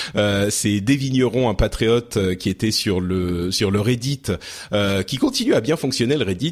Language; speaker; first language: French; early bilingual, other home language; Arabic